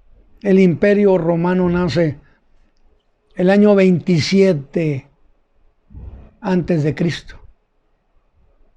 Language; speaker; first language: Spanish; native; Spanish